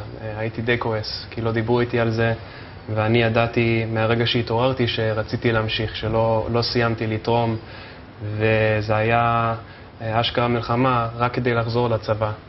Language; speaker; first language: Hebrew; non-native, fluent; English